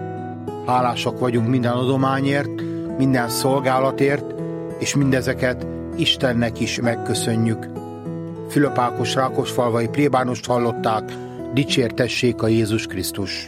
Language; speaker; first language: Hungarian; native; Hungarian